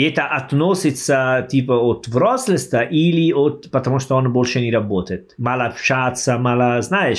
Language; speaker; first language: Russian; non-native, learner; Italian